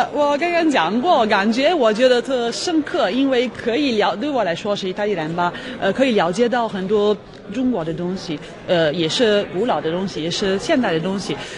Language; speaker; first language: Chinese; non-native, fluent; Italian